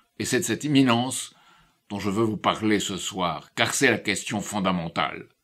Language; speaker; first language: French; native; French